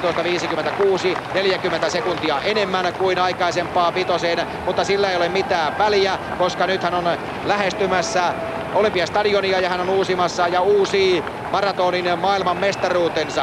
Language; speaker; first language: Finnish; native; Finnish